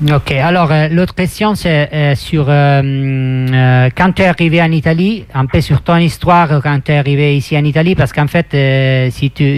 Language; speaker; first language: French; non-native, fluent; Italian